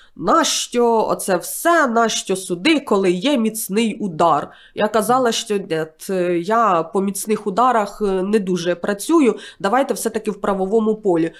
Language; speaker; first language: Ukrainian; native; Ukrainian